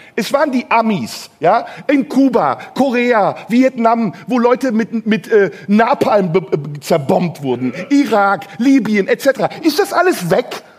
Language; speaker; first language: German; non-native, fluent; Turkish